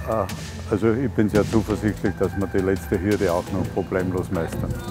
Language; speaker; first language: German; native; German